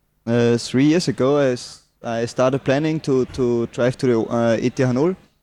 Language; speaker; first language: English; non-native, fluent; German